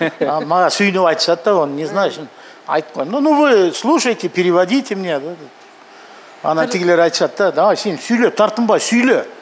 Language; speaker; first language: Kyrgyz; non-native, local second language; Russian